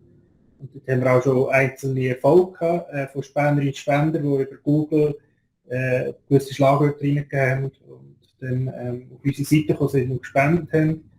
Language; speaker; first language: German; native; German